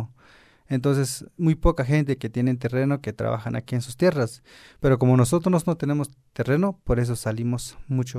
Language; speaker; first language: Spanish; non-native, local second language; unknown